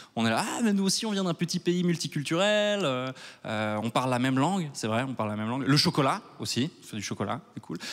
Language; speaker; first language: French; native; French